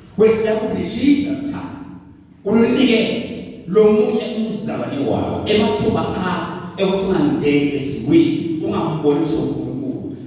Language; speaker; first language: Zulu; non-native, local second language; Swati